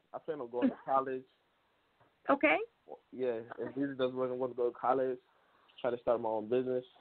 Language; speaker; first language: English; native; English